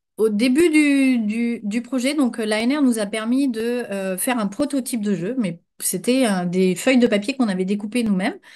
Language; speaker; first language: French; native; French